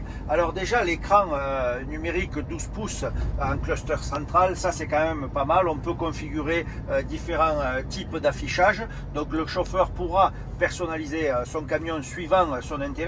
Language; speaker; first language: French; native; French